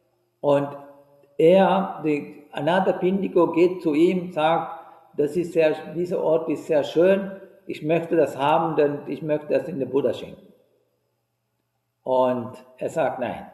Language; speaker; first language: German; non-native, fluent; Sinhala